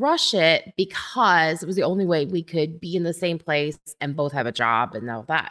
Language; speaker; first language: English; native; English